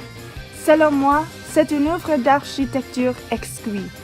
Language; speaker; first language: French; non-native, learner; English